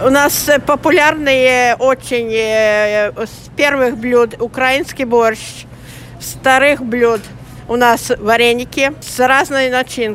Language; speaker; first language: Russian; non-native, local second language; Ukrainian